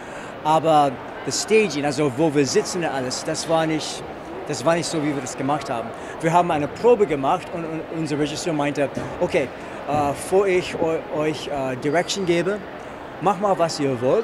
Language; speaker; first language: German; non-native, fluent; English